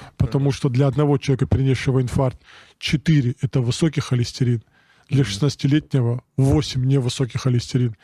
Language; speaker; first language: Russian; non-native, local second language; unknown